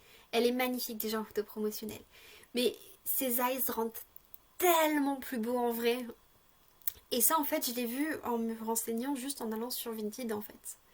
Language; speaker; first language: French; native; French